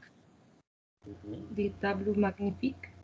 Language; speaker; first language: French; non-native, learner; Spanish